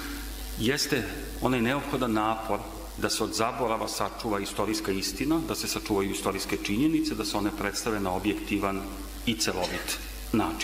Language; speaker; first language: Serbian; native; Serbian